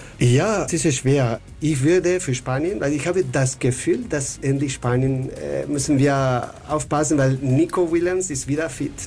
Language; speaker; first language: German; non-native, fluent; Spanish